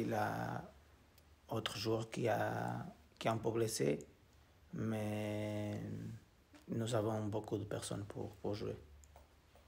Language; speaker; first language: French; non-native, learner; Portuguese